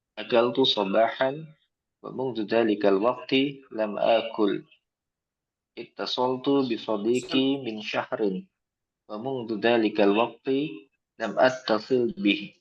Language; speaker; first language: Arabic; non-native, learner; Indonesian